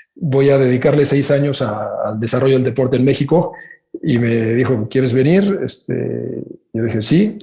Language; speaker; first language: Spanish; native; Spanish